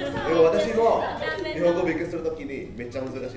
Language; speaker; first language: Japanese; non-native, fluent; Indonesian